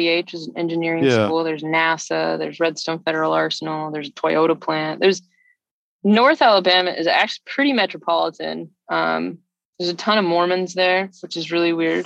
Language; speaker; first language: English; native; English